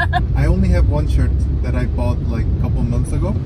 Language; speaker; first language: English; non-native, fluent; Korean